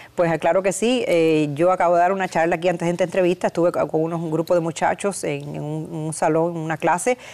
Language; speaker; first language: Spanish; native; Spanish